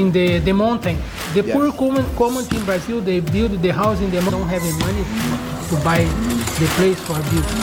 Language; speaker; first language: English; non-native, learner; Portuguese